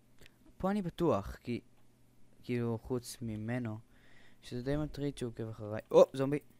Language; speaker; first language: Hebrew; native; Hebrew